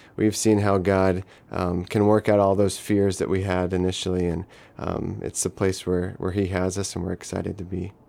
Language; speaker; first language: English; native; English